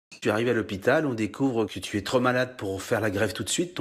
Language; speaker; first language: French; native; French